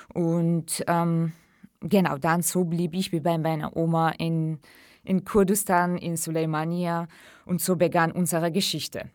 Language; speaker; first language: German; early bilingual, other home language; Central Kurdish